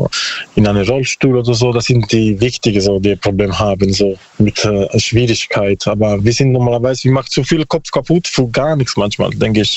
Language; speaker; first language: German; non-native, learner; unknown